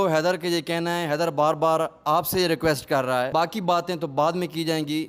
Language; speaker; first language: Urdu; non-native, local second language; Punjabi